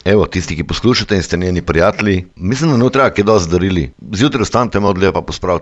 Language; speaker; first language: Slovenian; native; Slovenian